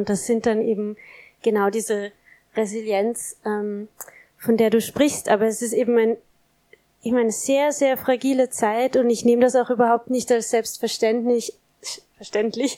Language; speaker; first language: German; native; German